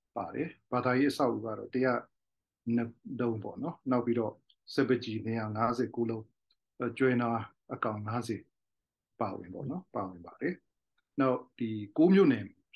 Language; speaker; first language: Burmese; non-native, local second language; Hakha Chin